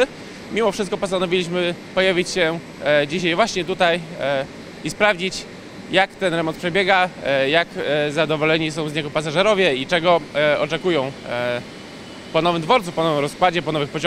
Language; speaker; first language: Polish; native; Polish